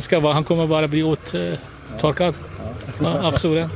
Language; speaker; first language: Swedish; non-native, learner; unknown